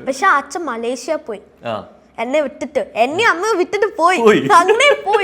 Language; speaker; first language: Malayalam; early bilingual, heritage; Malayalam